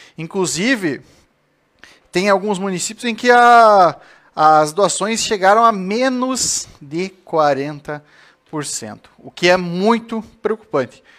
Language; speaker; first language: Portuguese; native; Portuguese